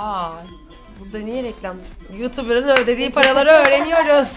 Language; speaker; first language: Turkish; native; Turkish